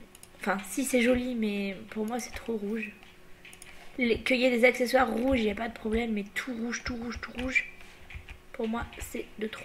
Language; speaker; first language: French; native; French